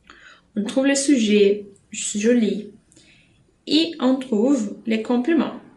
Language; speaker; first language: French; non-native, fluent; Portuguese